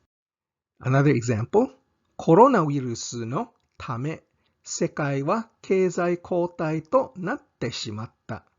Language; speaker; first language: Japanese; non-native, fluent; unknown